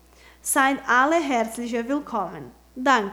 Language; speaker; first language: German; non-native, learner; Portuguese